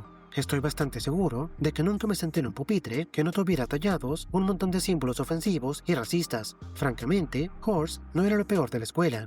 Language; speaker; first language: Spanish; native; Spanish